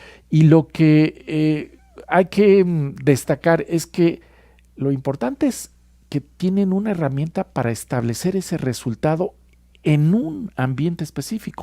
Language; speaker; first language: Spanish; native; Spanish